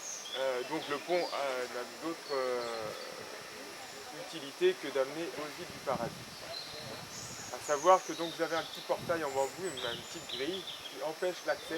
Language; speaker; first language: French; native; French